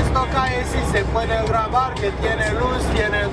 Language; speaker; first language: Spanish; non-native, fluent; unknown